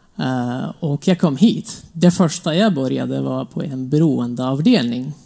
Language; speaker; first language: Swedish; non-native, fluent; Kurdish